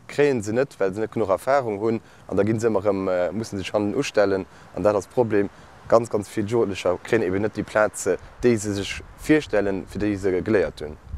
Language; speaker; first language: Luxembourgish; native; Luxembourgish